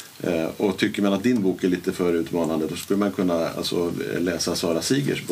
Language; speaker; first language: Swedish; native; Swedish